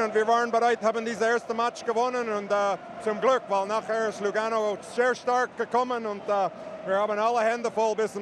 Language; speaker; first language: German; non-native, fluent; English